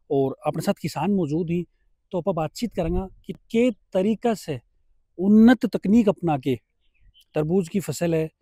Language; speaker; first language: Hindi; native; Hindi